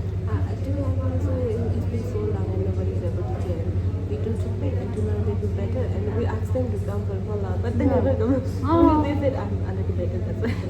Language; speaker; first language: English; non-native, learner; Tibetan